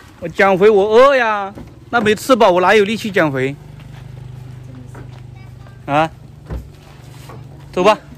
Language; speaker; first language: Chinese; native; Chinese